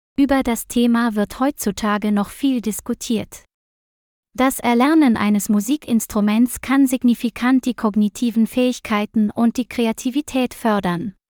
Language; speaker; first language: German; non-native, fluent; Vietnamese